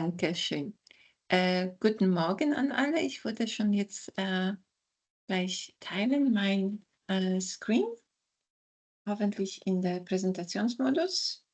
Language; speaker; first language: German; non-native, fluent; Polish